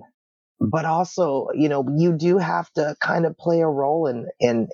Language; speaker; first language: English; native; English